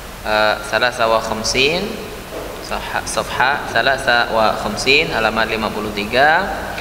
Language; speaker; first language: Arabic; non-native, fluent; Indonesian